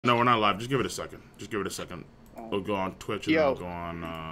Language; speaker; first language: English; native; English